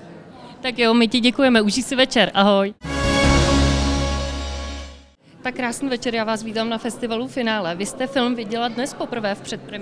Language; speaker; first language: Czech; native; Czech